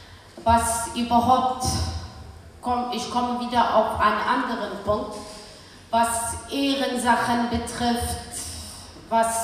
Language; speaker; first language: German; early bilingual, other home language; Kurdish